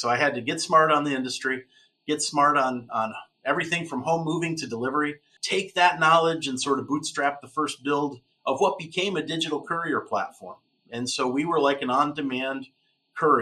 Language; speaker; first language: English; native; English